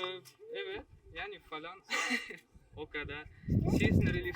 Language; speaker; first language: Turkish; non-native, learner; Armenian